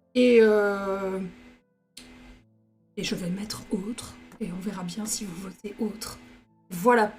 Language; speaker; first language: French; native; French